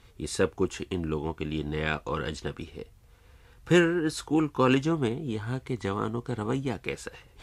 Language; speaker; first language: Urdu; native; Urdu